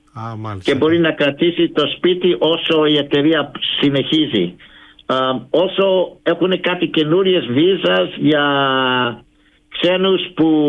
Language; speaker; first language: Greek; early bilingual, heritage; Greek